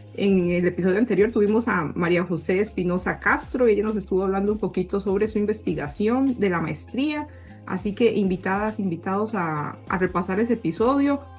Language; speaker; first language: Spanish; native; Spanish